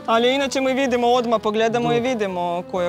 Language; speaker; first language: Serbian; non-native, learner; Russian